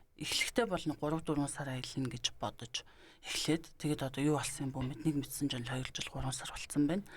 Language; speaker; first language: Mongolian; native; Mongolian